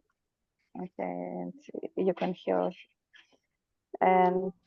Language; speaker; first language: English; non-native, learner; Ukrainian